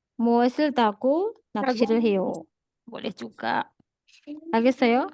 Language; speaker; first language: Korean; non-native, fluent; Indonesian